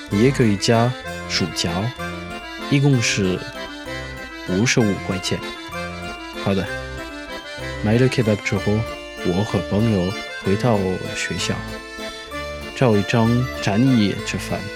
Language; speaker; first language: Chinese; non-native, learner; French